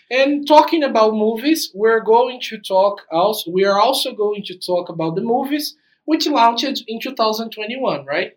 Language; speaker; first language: English; non-native, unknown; Portuguese